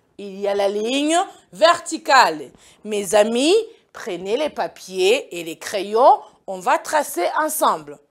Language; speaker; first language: French; non-native, local second language; Kinyarwanda